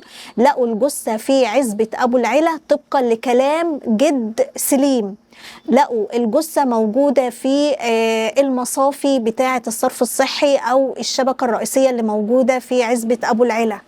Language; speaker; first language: Arabic; native; Arabic